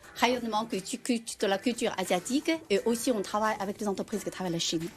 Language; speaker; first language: French; non-native, fluent; Chinese